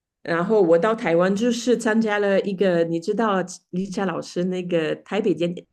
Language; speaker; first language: Chinese; non-native, fluent; French